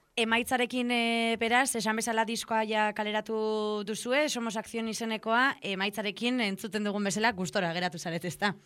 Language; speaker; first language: Basque; non-native, local second language; Spanish